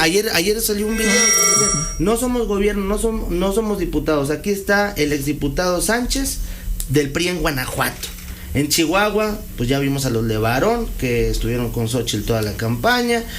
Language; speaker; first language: Spanish; native; Spanish